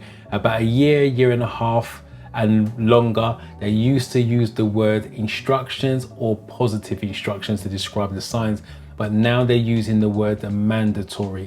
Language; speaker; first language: English; native; English